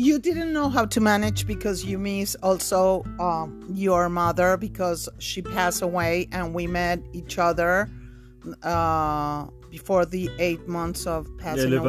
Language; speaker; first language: English; non-native, fluent; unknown